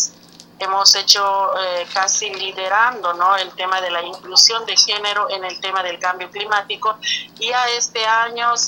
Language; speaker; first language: Spanish; native; Spanish